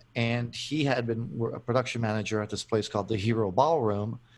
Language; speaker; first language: English; native; English